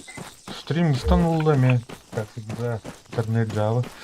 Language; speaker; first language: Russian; non-native, local second language; Yakut